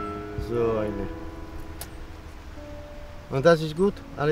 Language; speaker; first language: German; non-native, learner; Polish